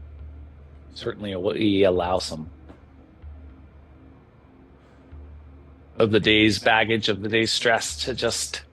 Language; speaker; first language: English; native; English